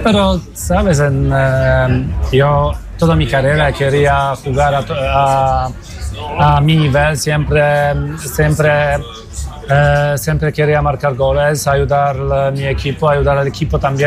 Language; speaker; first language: Spanish; non-native, fluent; Polish